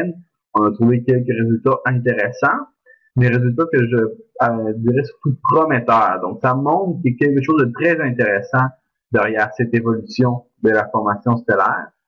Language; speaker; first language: French; native; French